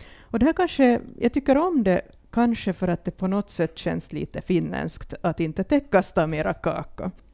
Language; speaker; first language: Swedish; native; Swedish